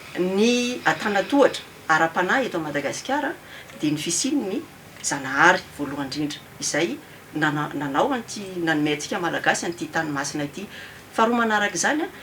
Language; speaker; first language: Malagasy; early bilingual, heritage; Malagasy